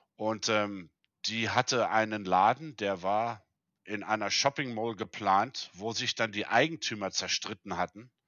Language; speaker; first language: German; early bilingual, heritage; German